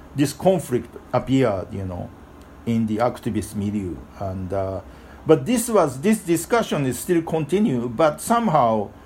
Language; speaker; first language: English; non-native, fluent; Japanese